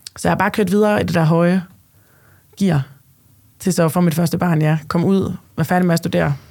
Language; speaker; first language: Danish; native; Danish